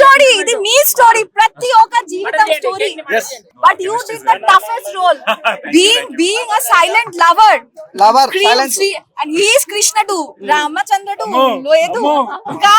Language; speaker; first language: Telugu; non-native, learner; Hindi